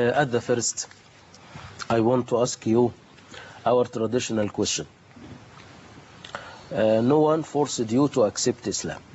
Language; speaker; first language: English; non-native, fluent; Arabic